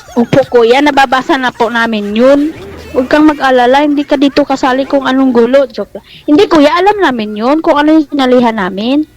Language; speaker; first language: Filipino; non-native, local second language; Cebuano